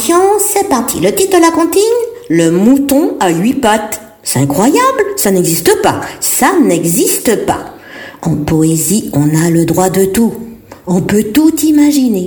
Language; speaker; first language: French; native; French